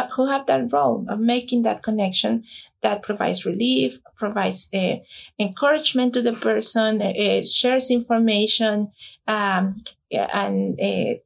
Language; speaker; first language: English; non-native, fluent; Spanish